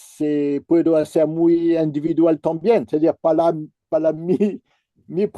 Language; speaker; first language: Spanish; non-native, fluent; French